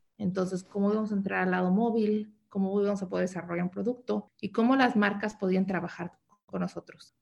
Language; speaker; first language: Spanish; native; Spanish